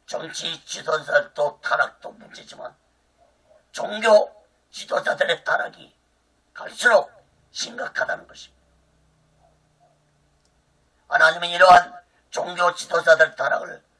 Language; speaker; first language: Korean; native; Korean